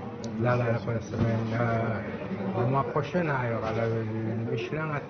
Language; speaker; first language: French; non-native, fluent; Chinese